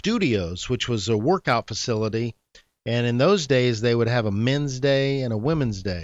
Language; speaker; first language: English; native; English